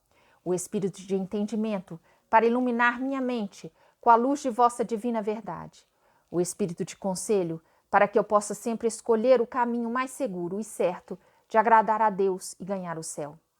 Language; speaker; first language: Portuguese; native; Portuguese